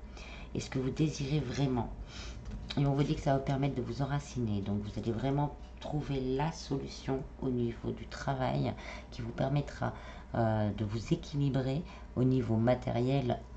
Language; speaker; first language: French; native; French